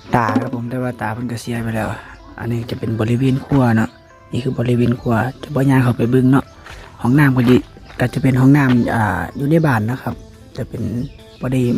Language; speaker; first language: Thai; non-native, local second language; Northeastern Thai